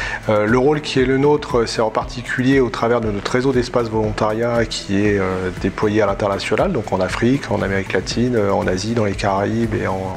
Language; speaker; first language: French; native; French